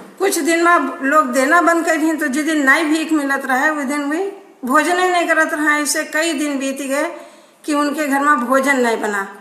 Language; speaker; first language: Hindi; native; Hindi